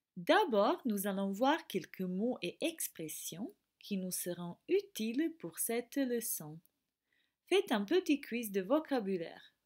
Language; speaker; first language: French; non-native, fluent; Croatian